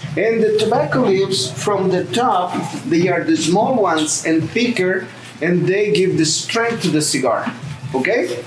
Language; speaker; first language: English; non-native, fluent; Spanish